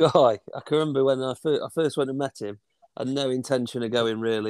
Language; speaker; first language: English; native; English